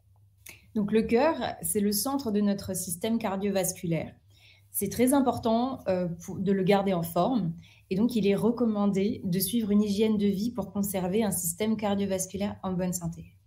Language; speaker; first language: French; native; French